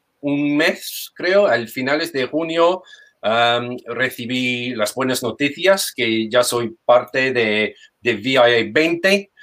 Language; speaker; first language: Spanish; non-native, fluent; English